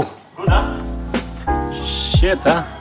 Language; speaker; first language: English; non-native, local second language; Filipino